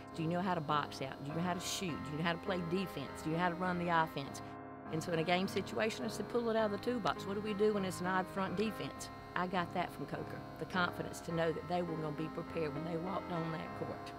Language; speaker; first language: English; native; English